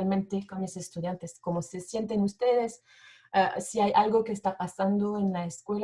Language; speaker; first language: Spanish; non-native, fluent; French